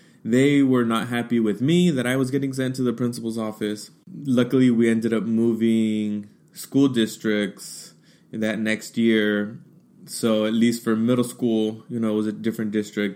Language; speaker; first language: English; early bilingual, other home language; Spanish